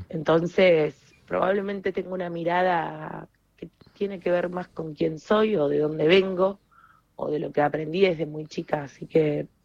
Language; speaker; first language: Spanish; native; Spanish